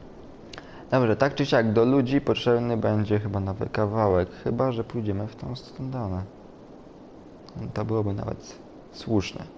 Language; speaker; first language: Polish; native; Polish